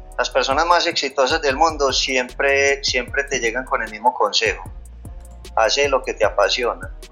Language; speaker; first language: Spanish; native; Spanish